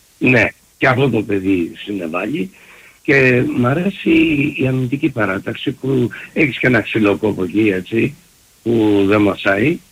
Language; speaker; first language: Greek; early bilingual, heritage; Greek